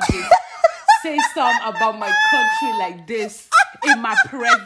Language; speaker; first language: English; non-native, local second language; Swahili